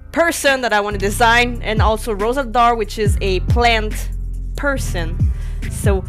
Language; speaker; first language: English; non-native, fluent; French